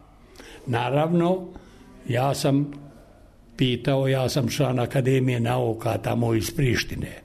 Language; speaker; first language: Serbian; non-native, local second language; Albanian